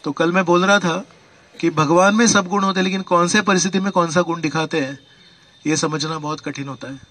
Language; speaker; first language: Hindi; non-native, local second language; Marathi